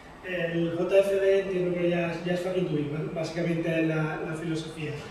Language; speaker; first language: Spanish; native; Spanish